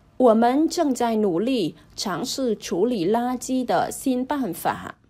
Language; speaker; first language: Chinese; non-native, fluent; Vietnamese